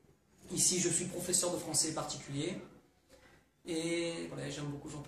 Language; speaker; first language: French; native; French